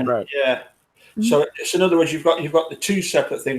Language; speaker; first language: English; native; English